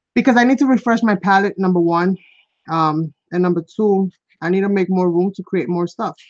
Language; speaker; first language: English; early bilingual, other home language; Spanish